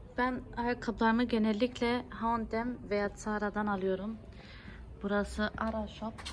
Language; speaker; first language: Turkish; early bilingual, heritage; Turkish